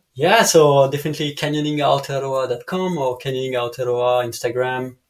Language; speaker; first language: English; non-native, fluent; French